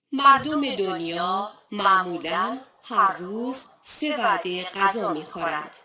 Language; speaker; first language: Persian; non-native, fluent; Turkish